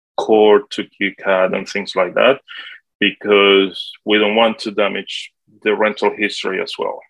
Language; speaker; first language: English; non-native, fluent; Spanish